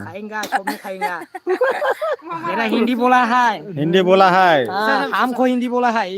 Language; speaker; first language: Hindi; non-native, local second language; Bodo